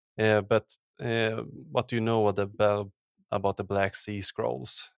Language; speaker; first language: English; non-native, fluent; Swedish